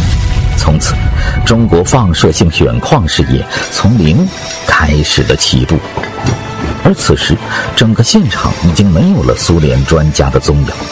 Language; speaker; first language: Chinese; native; Chinese